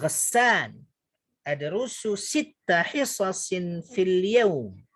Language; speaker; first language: Arabic; non-native, fluent; Indonesian